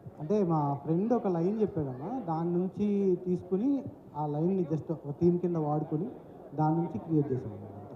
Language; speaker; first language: Telugu; native; Telugu